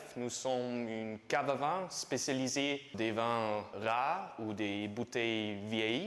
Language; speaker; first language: French; non-native, fluent; German